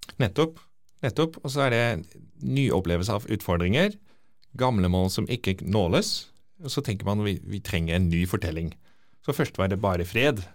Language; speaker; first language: Norwegian; non-native, fluent; Dutch